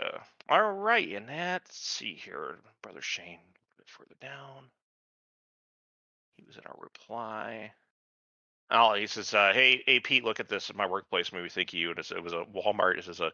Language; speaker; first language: English; native; English